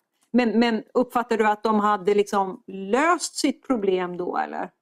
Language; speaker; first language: Swedish; native; Swedish